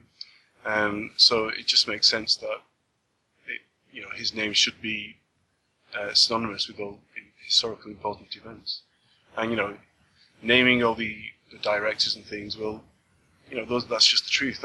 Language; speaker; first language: English; native; English